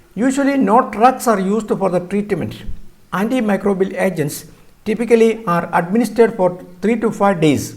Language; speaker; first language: English; non-native, local second language; Malayalam